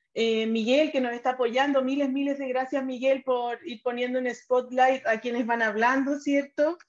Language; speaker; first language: Spanish; native; Spanish